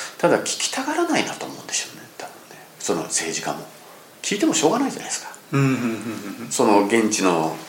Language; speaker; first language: Japanese; native; Japanese